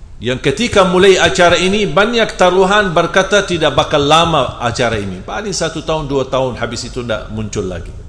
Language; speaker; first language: Indonesian; non-native, fluent; Arabic